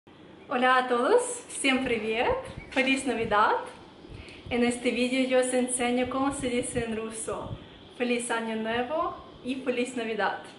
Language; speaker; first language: Spanish; non-native, fluent; Russian